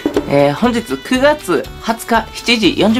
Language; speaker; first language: Japanese; native; Japanese